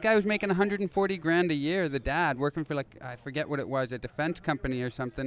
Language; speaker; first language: English; native; English